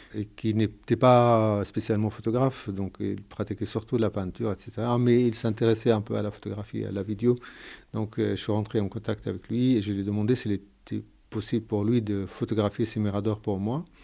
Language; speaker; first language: French; non-native, fluent; Arabic